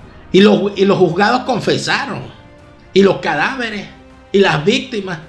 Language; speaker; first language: Spanish; native; Spanish